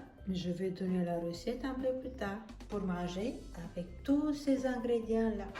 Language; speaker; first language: French; non-native, fluent; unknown